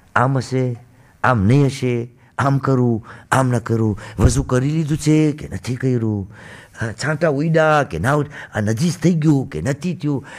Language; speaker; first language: Gujarati; early bilingual, heritage; Gujarati